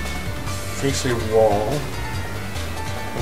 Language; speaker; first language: English; native; English